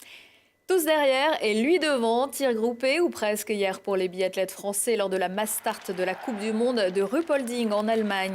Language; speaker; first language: French; native; French